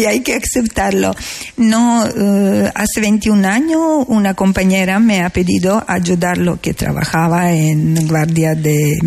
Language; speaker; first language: Spanish; non-native, learner; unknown